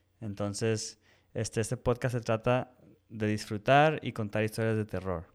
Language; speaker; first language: Spanish; early bilingual, heritage; Spanish